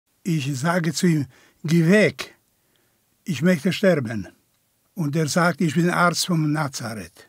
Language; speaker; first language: German; non-native, fluent; Polish